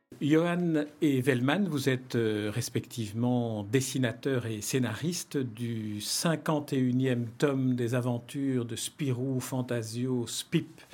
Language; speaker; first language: French; native; French